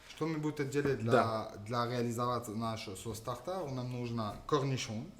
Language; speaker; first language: Russian; non-native, fluent; French